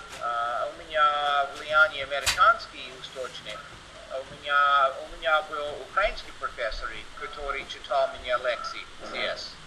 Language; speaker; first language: Russian; non-native, learner; English